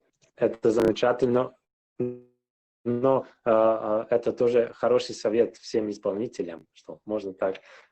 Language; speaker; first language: Russian; non-native, local second language; Serbian